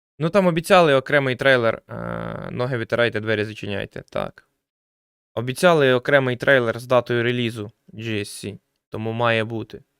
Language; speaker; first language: Ukrainian; native; Ukrainian